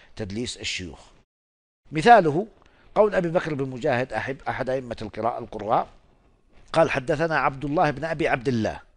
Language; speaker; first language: Arabic; non-native, fluent; Oromo